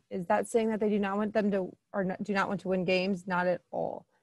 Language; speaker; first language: English; native; English